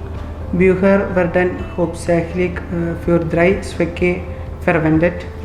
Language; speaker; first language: German; non-native, learner; Malayalam